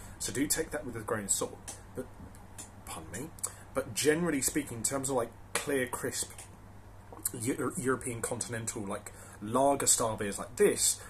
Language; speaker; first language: English; native; English